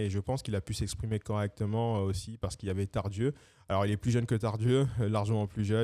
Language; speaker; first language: French; native; French